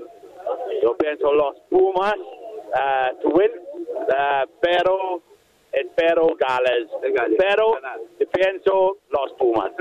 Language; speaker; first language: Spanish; non-native, learner; English